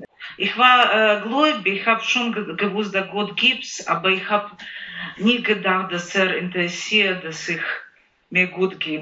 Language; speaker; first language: German; non-native, learner; Ukrainian